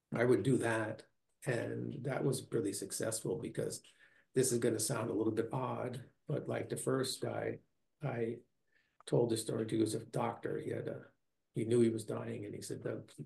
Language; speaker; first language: English; native; English